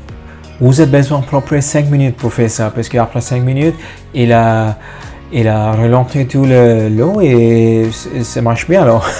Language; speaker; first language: French; non-native, fluent; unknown